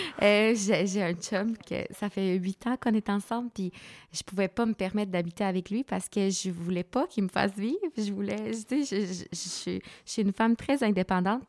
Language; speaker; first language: French; non-native, fluent; Spanish